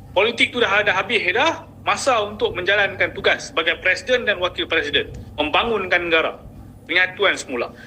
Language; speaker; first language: Malay; native; Malay